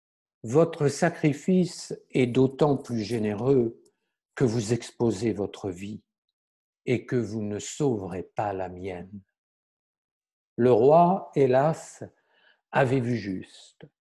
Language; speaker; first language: French; native; French